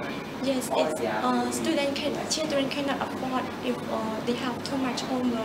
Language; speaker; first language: English; non-native, learner; Khmer